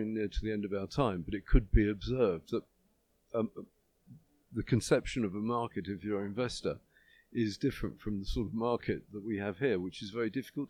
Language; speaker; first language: English; native; English